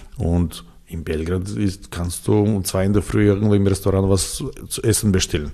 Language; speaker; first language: German; non-native, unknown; Serbian